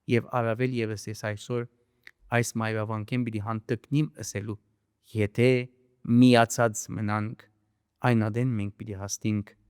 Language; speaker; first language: Armenian; early bilingual, heritage; Armenian